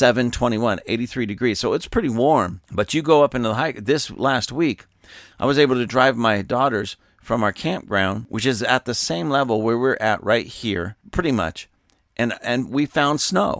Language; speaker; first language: English; native; English